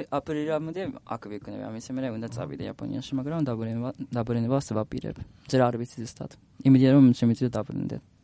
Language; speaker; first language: Georgian; non-native, learner; Japanese